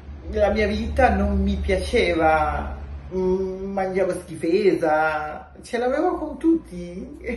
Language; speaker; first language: Italian; non-native, local second language; Spanish